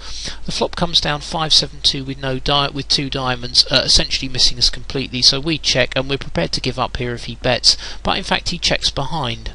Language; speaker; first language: English; native; English